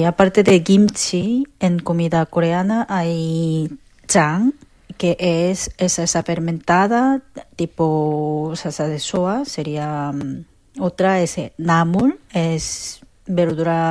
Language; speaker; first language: Spanish; non-native, fluent; Korean